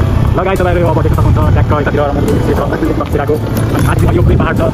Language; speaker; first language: Nepali; native; Nepali